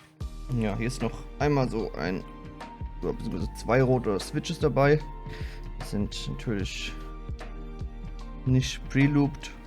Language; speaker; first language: German; native; German